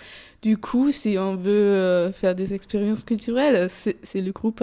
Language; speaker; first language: French; non-native, fluent; German